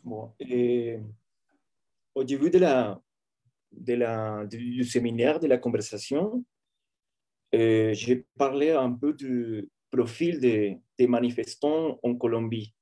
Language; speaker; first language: French; non-native, fluent; Spanish